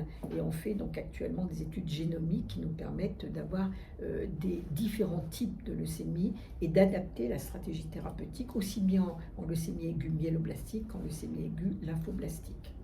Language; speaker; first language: French; native; French